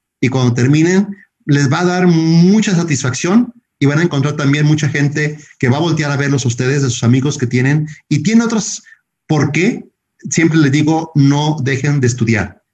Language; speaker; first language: Spanish; native; Spanish